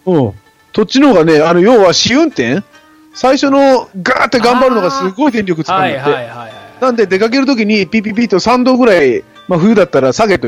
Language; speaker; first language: Japanese; native; Japanese